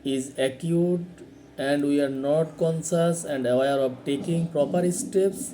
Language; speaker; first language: English; non-native, local second language; Bangla